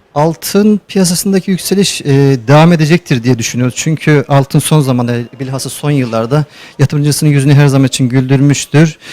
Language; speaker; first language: Turkish; native; Turkish